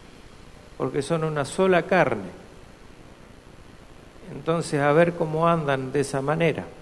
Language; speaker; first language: Spanish; native; Spanish